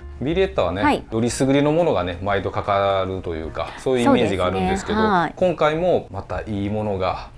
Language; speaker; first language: Japanese; native; Japanese